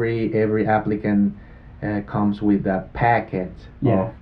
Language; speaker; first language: English; non-native, fluent; Spanish